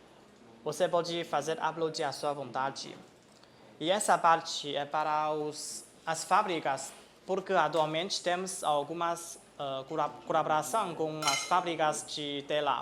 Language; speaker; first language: Portuguese; non-native, fluent; Chinese